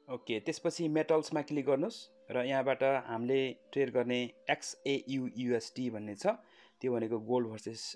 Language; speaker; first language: Nepali; native; Nepali